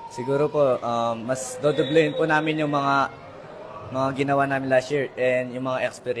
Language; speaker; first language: Filipino; non-native, local second language; Pampanga